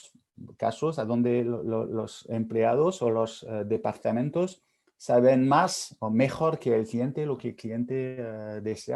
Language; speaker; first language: Spanish; non-native, fluent; French